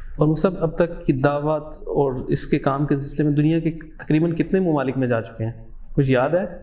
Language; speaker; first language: Urdu; native; Urdu